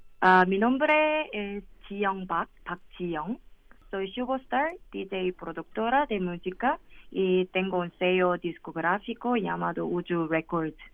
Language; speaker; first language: Spanish; non-native, learner; Korean